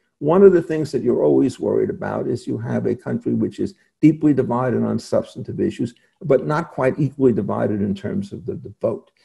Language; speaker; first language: English; native; English